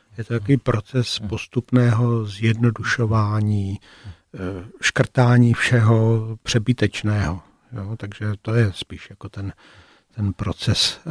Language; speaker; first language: Czech; native; Czech